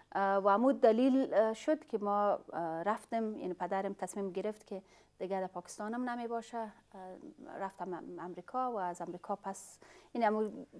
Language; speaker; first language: Persian; non-native, fluent; Pashto